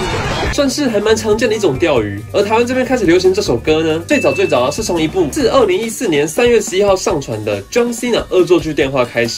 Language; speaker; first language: Chinese; native; Chinese